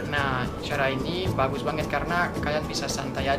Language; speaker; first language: Indonesian; non-native, fluent; French